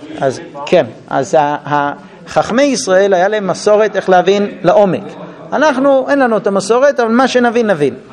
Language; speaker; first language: Hebrew; non-native, fluent; English